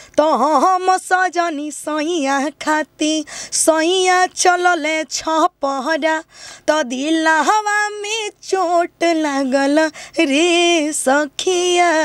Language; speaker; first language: Hindi; native; Hindi